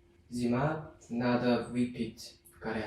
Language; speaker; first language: Russian; non-native, learner; Turkmen